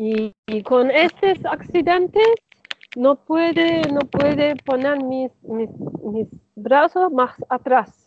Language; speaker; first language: Spanish; non-native, learner; Turkish